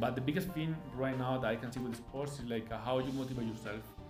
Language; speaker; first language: English; non-native, fluent; Spanish